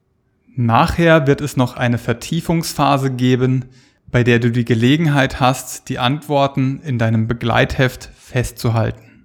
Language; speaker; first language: German; native; German